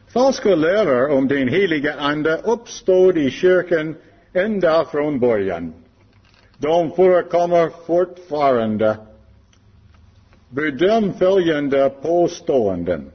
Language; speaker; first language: Swedish; non-native, learner; English